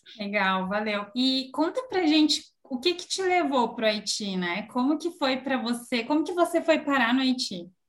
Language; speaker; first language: Portuguese; native; Portuguese